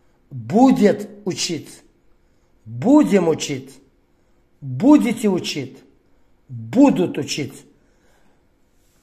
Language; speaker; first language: Russian; non-native, local second language; Uzbek